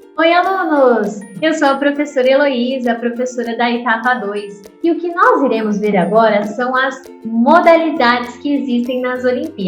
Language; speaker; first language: Portuguese; native; Portuguese